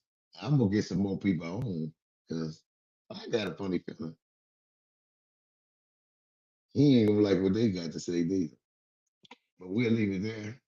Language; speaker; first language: English; native; English